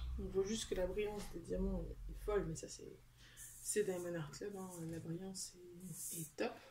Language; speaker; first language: French; native; French